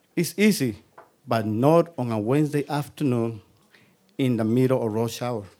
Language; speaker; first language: English; non-native, fluent; Spanish